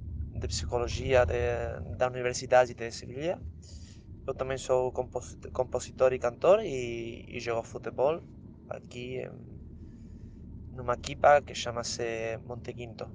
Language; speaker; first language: Portuguese; non-native, fluent; Spanish